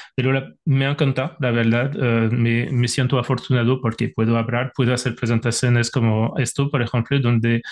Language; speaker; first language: Spanish; non-native, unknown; French